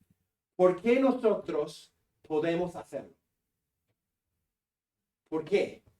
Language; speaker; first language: Spanish; non-native, fluent; English